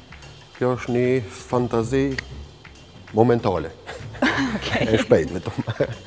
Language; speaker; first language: Albanian; early bilingual, heritage; Albanian